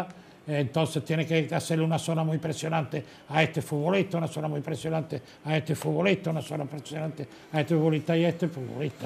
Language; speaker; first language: Spanish; native; Spanish